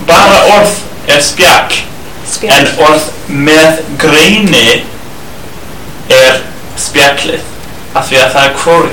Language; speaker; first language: Icelandic; non-native, learner; English